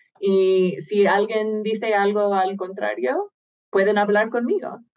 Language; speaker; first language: Spanish; non-native, fluent; English